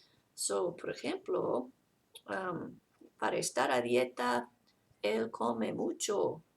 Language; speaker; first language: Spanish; non-native, fluent; English